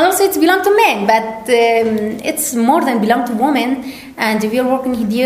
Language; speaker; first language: English; non-native, learner; Persian